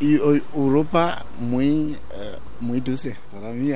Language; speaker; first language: Spanish; non-native, learner; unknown